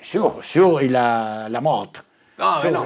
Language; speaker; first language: French; non-native, learner; Italian